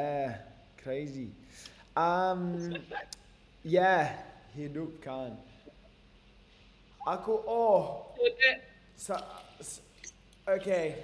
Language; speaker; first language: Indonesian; non-native, learner; English